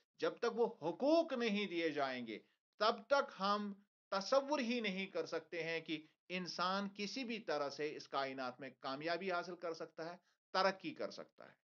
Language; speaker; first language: Hindi; non-native, local second language; Kashmiri